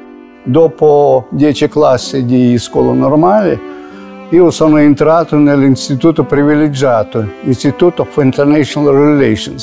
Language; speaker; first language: Italian; non-native, fluent; Russian